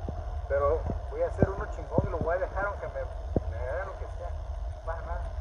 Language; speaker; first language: Spanish; native; Spanish